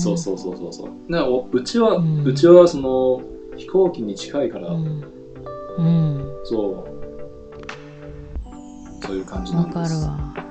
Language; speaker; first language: Japanese; non-native, fluent; Chinese